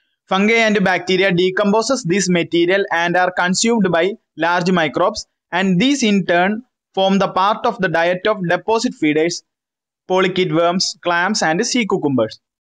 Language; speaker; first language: English; non-native, local second language; Malayalam